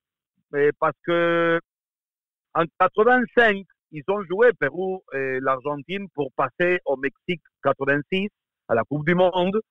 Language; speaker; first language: French; non-native, fluent; Spanish